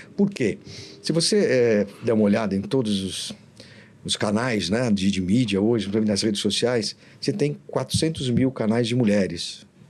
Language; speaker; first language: Portuguese; native; Portuguese